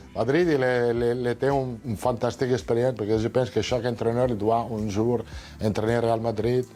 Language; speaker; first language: French; non-native, fluent; Italian